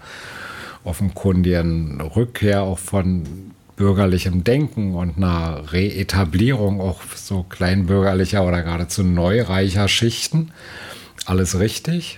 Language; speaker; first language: German; native; German